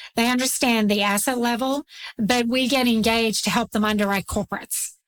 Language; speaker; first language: English; native; English